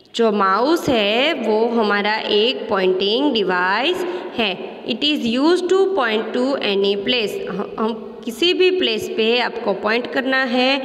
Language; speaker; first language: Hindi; non-native, local second language; Gujarati